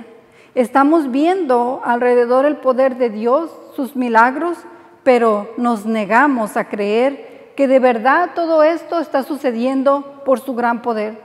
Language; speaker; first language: Spanish; native; Spanish